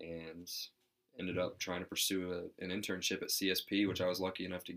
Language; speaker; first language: English; native; English